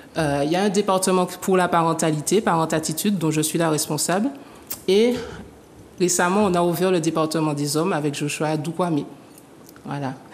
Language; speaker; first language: French; native; French